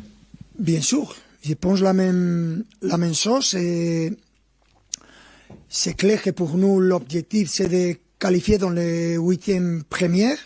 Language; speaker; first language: French; non-native, fluent; Spanish